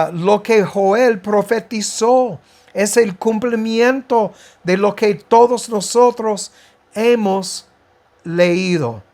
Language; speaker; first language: Spanish; non-native, fluent; English